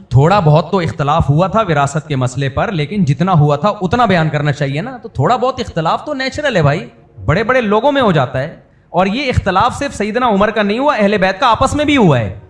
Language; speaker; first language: Urdu; native; Urdu